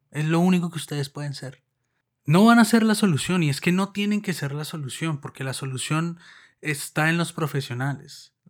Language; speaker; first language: Spanish; native; Spanish